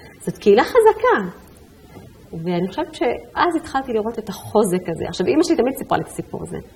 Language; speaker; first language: Hebrew; early bilingual, other home language; Amharic